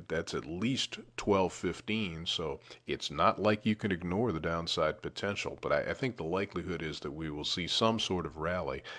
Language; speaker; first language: English; native; English